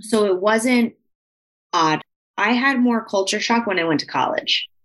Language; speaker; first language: English; early bilingual, other home language; Spanish